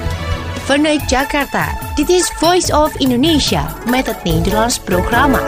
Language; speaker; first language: Dutch; non-native, fluent; Indonesian